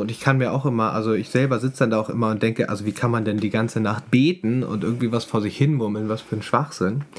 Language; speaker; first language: German; native; German